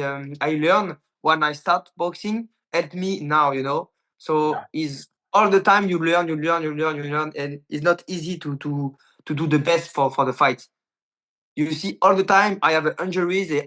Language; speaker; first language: English; non-native, learner; French